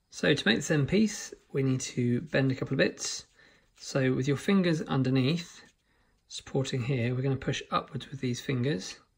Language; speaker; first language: English; native; English